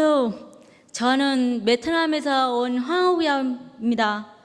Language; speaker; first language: Korean; non-native, learner; Vietnamese